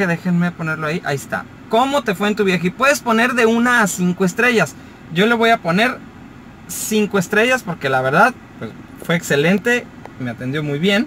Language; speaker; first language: Spanish; native; Spanish